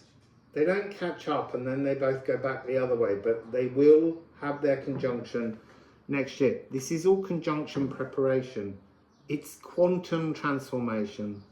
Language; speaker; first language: English; native; English